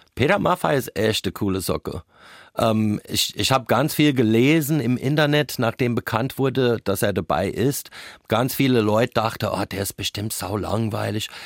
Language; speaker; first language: German; non-native, fluent; English